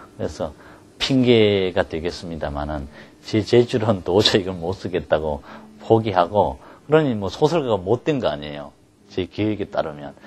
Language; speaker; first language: Korean; native; Korean